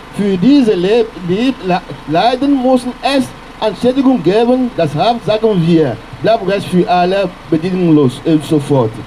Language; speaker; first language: German; non-native, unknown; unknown